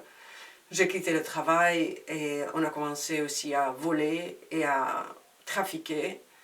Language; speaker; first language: French; non-native, fluent; Spanish